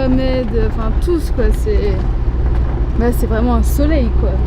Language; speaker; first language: French; native; French